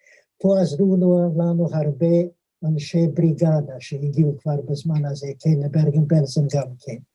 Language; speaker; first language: Hebrew; non-native, fluent; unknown